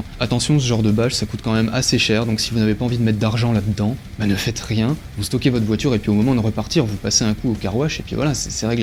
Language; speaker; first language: French; native; French